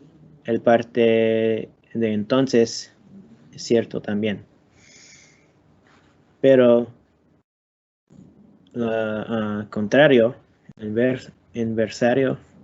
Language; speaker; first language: Spanish; non-native, learner; English